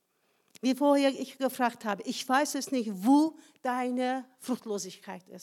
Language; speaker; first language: German; non-native, fluent; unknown